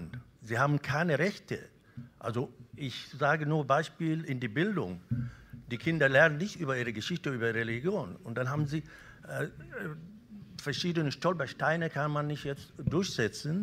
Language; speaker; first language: German; non-native, local second language; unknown